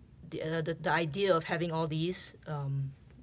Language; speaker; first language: English; non-native, local second language; Chinese